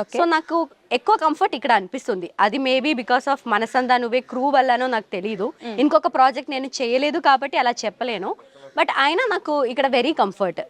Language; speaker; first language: Telugu; non-native, fluent; Malayalam